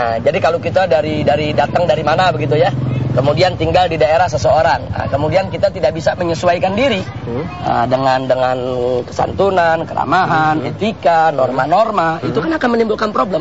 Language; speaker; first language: Indonesian; native; Indonesian